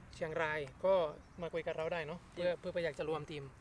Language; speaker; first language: Thai; non-native, fluent; Spanish